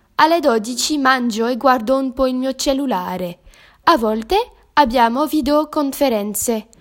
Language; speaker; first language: Italian; non-native, learner; Greek